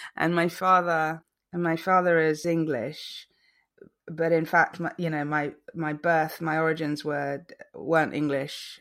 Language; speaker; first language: English; native; English